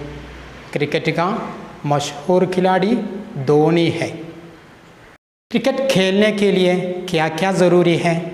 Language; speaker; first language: Hindi; non-native, local second language; Malayalam